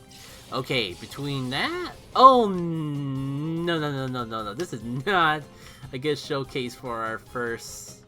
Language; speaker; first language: English; native; English